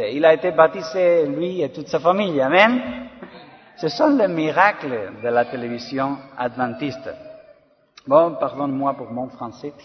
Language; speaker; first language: French; non-native, learner; Spanish